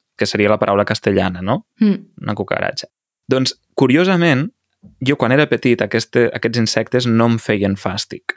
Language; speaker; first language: Catalan; native; Catalan